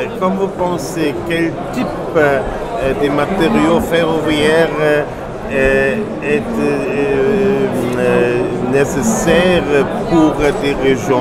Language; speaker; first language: French; non-native, learner; German